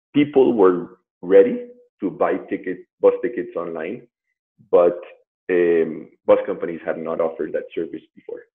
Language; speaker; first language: English; non-native, fluent; Spanish